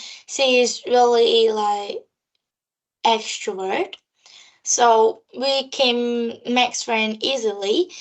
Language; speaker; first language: English; non-native, learner; Vietnamese